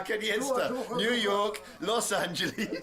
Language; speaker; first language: Russian; non-native, learner; English